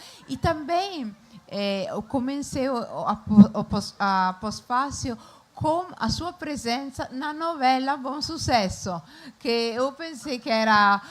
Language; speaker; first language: Portuguese; non-native, fluent; Italian